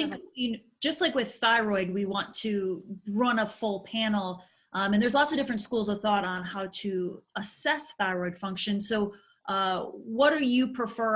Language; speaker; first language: English; native; English